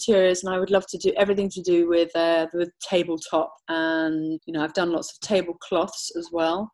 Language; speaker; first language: English; native; English